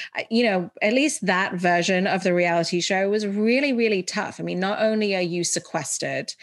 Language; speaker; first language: English; early bilingual, heritage; Arabic